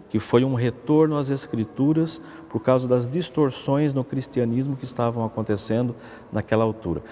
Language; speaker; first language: Portuguese; native; Portuguese